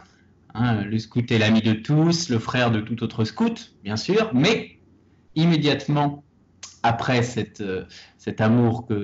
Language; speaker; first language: French; native; French